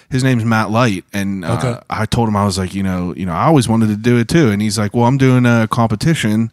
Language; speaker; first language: English; native; English